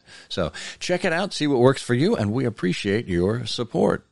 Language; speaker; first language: English; native; English